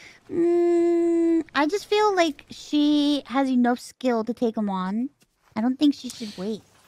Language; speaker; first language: English; early bilingual, other home language; Spanish